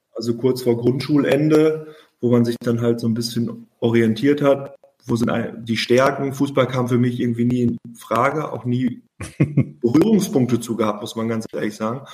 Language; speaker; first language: German; native; German